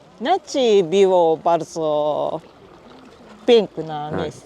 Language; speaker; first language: Polish; non-native, learner; Japanese